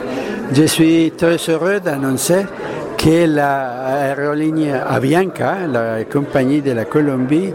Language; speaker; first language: French; non-native, learner; Spanish